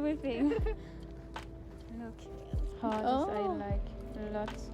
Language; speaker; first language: English; non-native, fluent; French